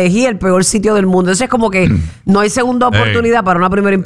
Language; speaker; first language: Spanish; native; Spanish